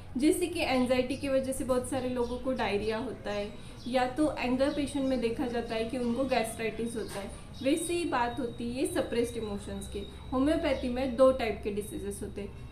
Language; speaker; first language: Hindi; non-native, local second language; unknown